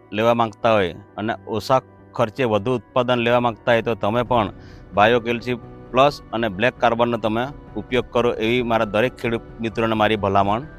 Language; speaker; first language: Gujarati; non-native, local second language; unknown